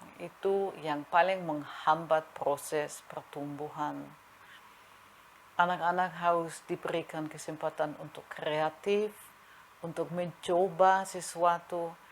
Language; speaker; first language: Indonesian; non-native, fluent; German